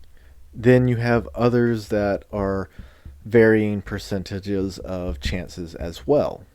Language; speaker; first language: English; native; English